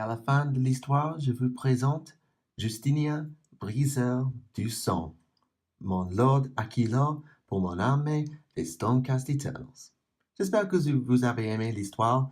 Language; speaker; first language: French; non-native, learner; English